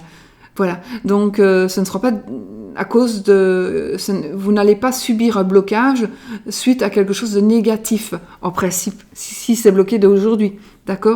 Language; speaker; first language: French; native; French